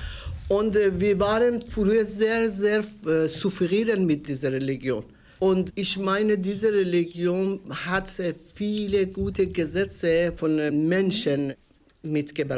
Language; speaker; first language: German; non-native, learner; Persian